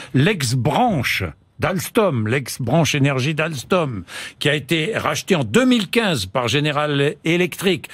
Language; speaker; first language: French; native; French